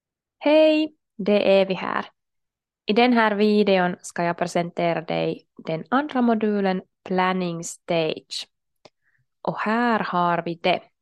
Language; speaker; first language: Swedish; non-native, local second language; Finnish